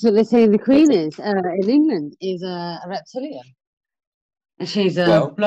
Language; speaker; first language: English; native; English